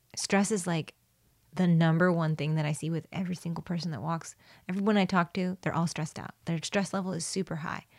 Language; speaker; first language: English; early bilingual, other home language; Spanish